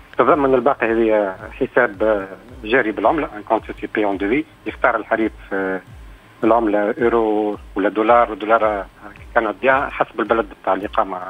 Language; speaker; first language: Arabic; native; Arabic